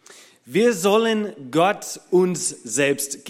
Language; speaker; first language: German; non-native, fluent; English